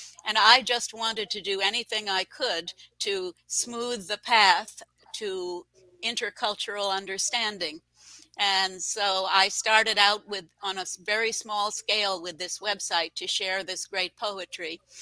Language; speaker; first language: English; native; English